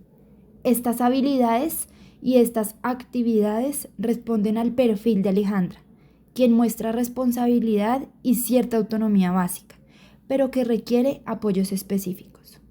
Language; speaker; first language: Spanish; native; Spanish